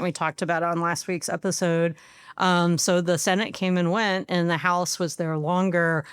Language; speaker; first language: English; native; English